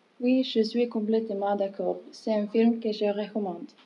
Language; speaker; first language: French; non-native, learner; English